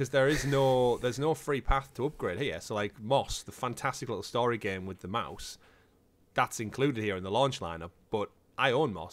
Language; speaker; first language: English; native; English